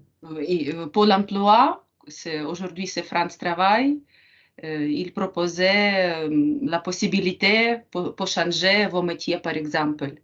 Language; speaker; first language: French; non-native, learner; Ukrainian